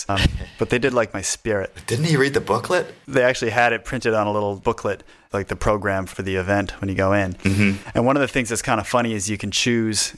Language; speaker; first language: English; native; English